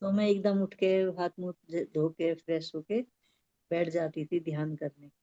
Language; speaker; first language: Hindi; native; Hindi